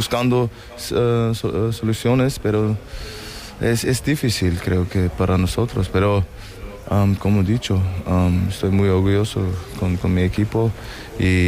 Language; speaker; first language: Spanish; non-native, fluent; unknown